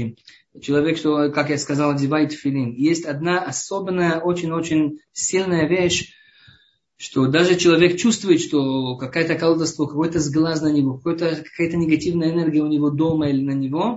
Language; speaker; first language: Russian; early bilingual, heritage; Hebrew